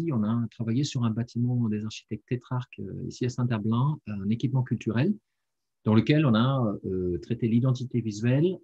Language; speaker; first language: French; non-native, fluent; German